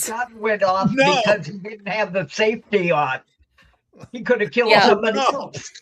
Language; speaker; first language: English; native; English